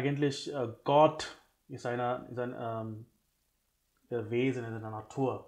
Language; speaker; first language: German; non-native, fluent; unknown